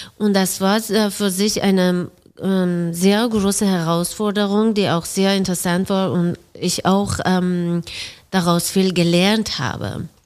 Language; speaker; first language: German; non-native, fluent; Persian